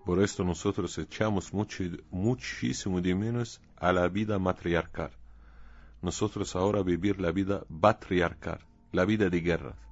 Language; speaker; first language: Spanish; non-native, learner; Arabic